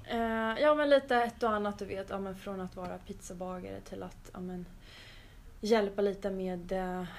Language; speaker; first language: Swedish; early bilingual, other home language; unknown